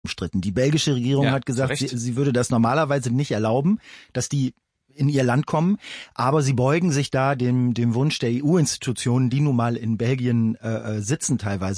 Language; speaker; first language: German; native; German